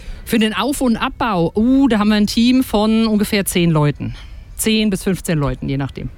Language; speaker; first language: German; native; German